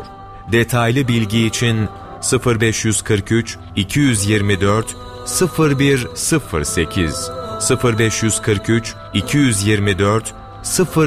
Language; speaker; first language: Turkish; native; Turkish